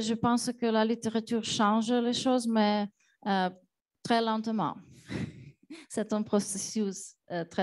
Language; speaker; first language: French; non-native, fluent; Ukrainian